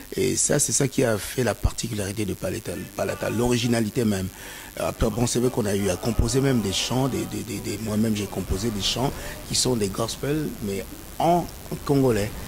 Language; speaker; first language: French; non-native, local second language; Kongo